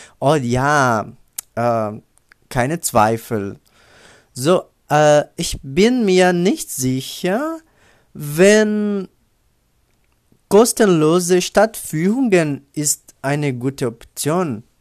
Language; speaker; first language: German; non-native, learner; Portuguese